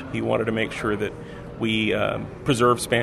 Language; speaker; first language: English; native; English